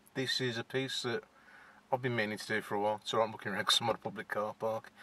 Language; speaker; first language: English; native; English